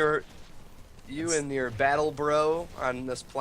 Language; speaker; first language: English; native; English